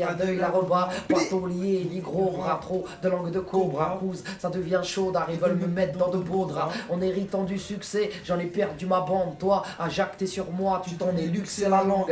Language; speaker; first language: French; native; French